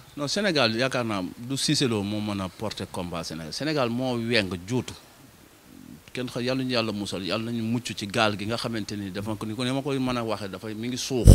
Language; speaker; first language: Wolof; native; Wolof